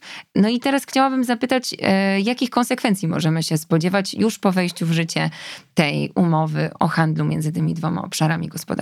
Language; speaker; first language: Polish; native; Polish